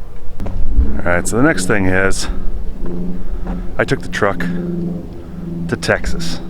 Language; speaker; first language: English; native; English